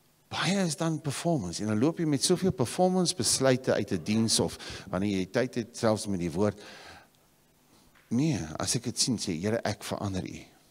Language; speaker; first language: Afrikaans; native; Afrikaans